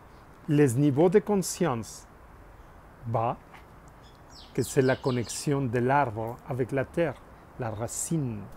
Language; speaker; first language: French; non-native, learner; Spanish